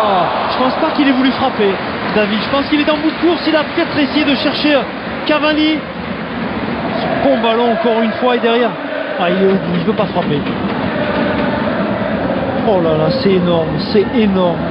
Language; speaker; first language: French; native; French